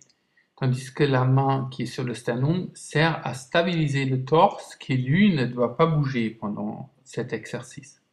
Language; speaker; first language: French; non-native, fluent; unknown